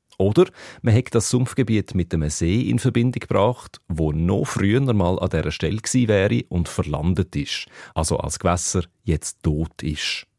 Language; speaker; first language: German; native; German